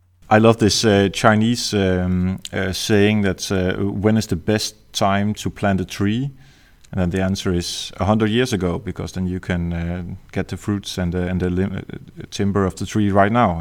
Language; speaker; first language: English; non-native, fluent; Danish